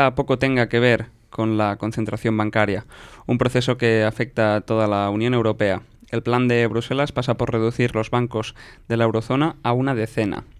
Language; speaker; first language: Spanish; non-native, local second language; Catalan